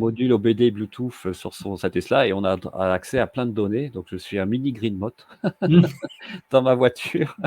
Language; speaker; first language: French; native; French